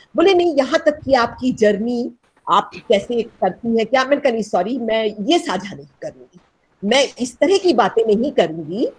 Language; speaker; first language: Hindi; native; Hindi